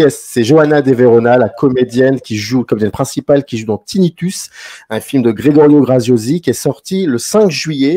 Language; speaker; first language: French; native; French